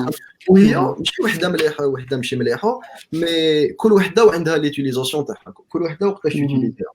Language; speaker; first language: Arabic; native; Arabic